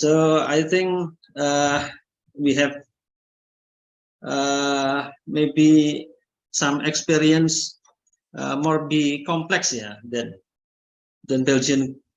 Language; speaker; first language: English; non-native, learner; Indonesian